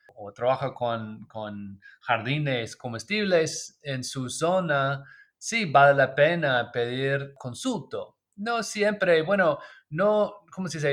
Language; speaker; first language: Spanish; non-native, learner; English